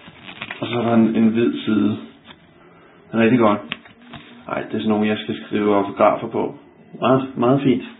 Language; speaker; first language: Danish; native; Danish